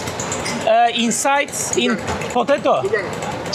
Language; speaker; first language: English; non-native, learner; Turkish